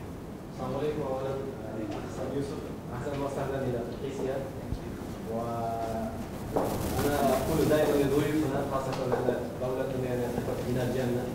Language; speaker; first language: Arabic; non-native, learner; Kyrgyz